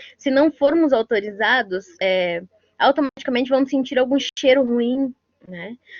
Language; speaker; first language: Portuguese; non-native, local second language; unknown